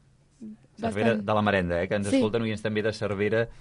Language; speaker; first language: Catalan; native; Catalan